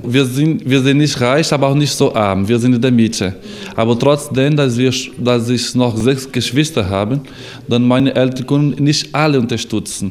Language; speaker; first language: German; non-native, learner; Portuguese